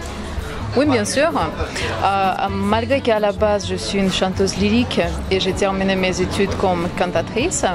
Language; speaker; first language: French; non-native, fluent; Russian